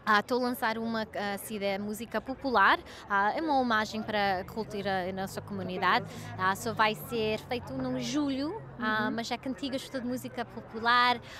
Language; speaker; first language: Portuguese; early bilingual, heritage; English